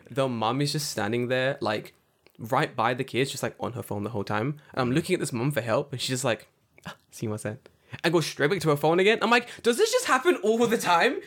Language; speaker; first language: English; native; English